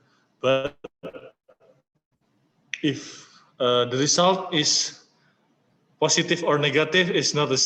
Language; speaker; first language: English; non-native, learner; Indonesian